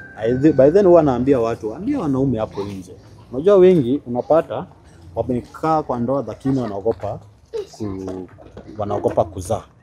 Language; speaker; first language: Swahili; native; Swahili